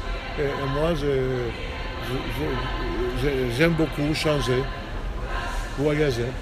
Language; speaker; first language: French; non-native, fluent; Greek